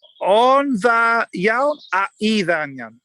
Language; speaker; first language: Welsh; non-native, learner; English